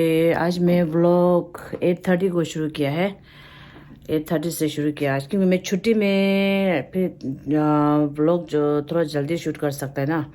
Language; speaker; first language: Hindi; non-native, local second language; Tibetan